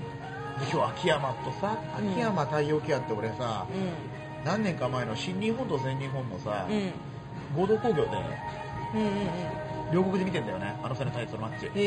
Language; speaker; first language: Japanese; native; Japanese